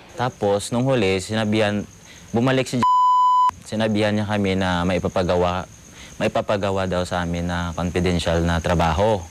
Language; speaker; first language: Filipino; non-native, local second language; Hiligaynon